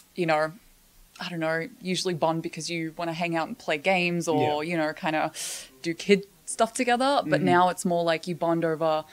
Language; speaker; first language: English; native; English